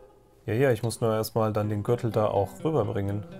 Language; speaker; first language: German; native; German